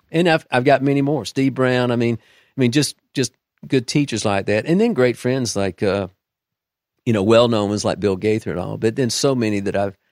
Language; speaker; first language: English; native; English